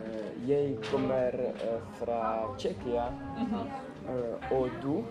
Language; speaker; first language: Norwegian; non-native, learner; Czech